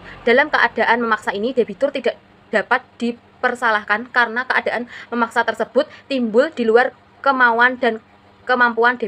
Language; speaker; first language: Indonesian; native; Indonesian